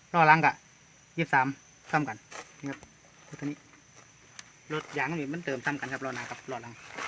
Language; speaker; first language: Thai; non-native, local second language; Northeastern Thai